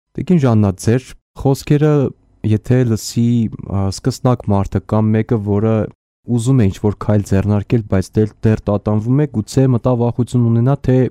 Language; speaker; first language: Armenian; native; Armenian